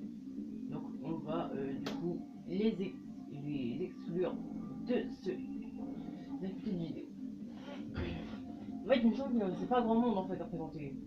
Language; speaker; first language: French; native; French